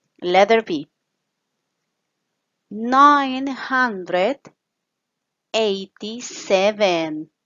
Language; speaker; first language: English; non-native, fluent; Spanish